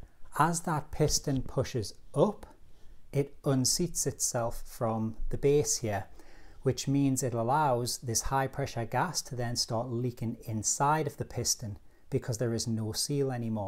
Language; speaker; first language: English; native; English